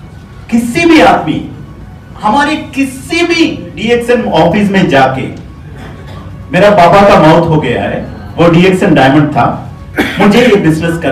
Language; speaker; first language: Hindi; non-native, fluent; Bangla